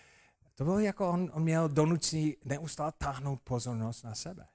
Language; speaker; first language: Czech; non-native, fluent; English